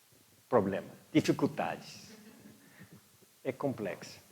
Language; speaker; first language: Portuguese; non-native, fluent; English